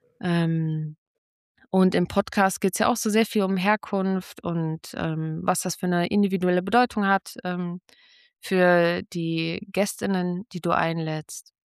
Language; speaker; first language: German; native; German